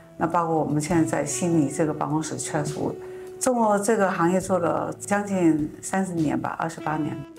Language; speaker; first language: Chinese; native; Chinese